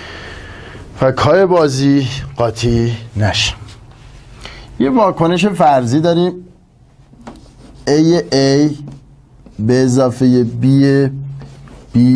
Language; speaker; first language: Persian; native; Persian